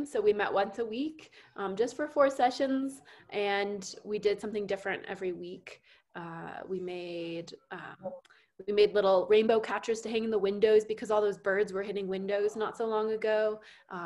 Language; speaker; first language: English; native; English